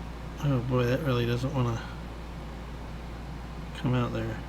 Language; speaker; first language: English; native; English